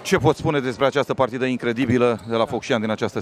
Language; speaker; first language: Romanian; native; Romanian